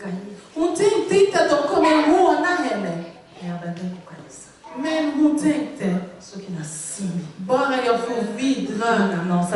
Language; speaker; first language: Swedish; non-native, fluent; Lingala